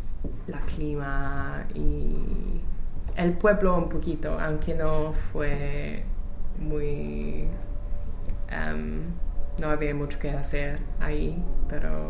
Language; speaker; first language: Spanish; non-native, learner; English